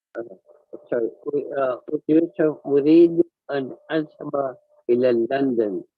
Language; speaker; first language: Arabic; non-native, learner; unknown